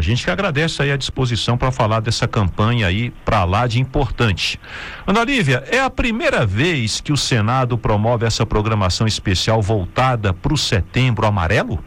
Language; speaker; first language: Portuguese; native; Portuguese